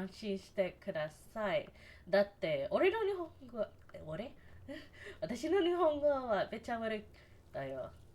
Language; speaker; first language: Japanese; non-native, learner; English